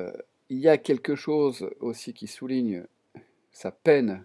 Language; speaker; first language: French; native; French